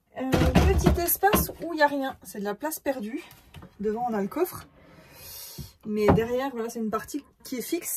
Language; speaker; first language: French; native; French